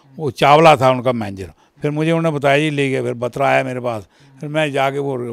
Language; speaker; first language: Hindi; non-native, local second language; Kashmiri